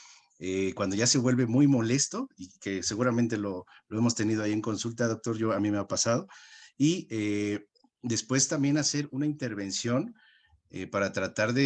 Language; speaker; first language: Spanish; native; Spanish